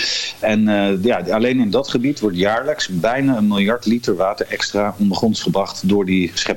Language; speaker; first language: Dutch; native; Dutch